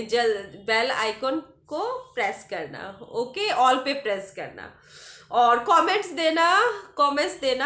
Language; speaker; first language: Hindi; non-native, local second language; Bangla